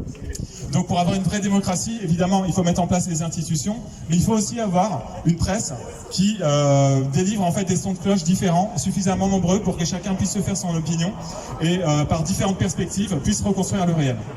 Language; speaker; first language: French; native; French